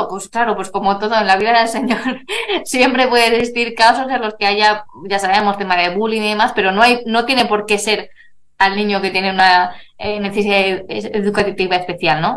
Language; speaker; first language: Spanish; native; Spanish